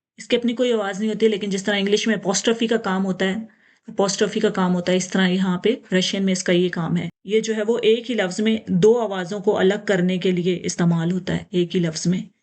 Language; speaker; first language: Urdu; native; Urdu